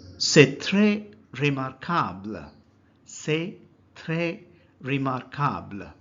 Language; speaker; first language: French; non-native, fluent; Telugu